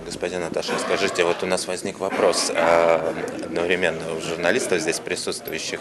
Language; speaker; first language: Russian; native; Russian